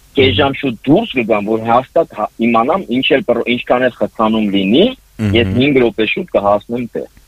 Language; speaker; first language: Armenian; native; Armenian